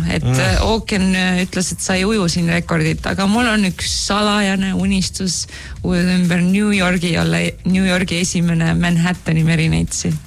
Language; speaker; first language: Estonian; native; Estonian